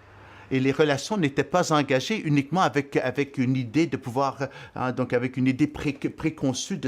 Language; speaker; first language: French; native; French